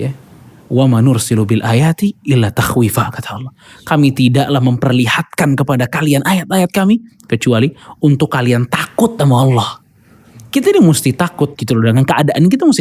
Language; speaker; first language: Indonesian; native; Indonesian